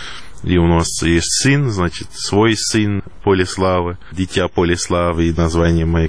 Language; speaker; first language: Russian; non-native, fluent; Dutch